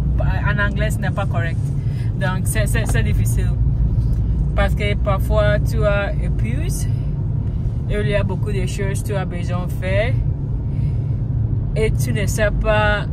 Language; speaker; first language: French; non-native, learner; English